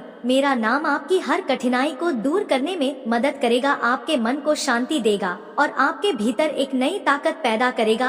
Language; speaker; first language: Hindi; native; Hindi